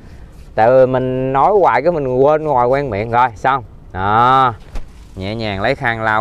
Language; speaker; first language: Vietnamese; native; Vietnamese